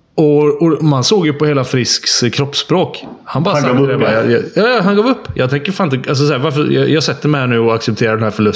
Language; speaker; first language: Swedish; native; Swedish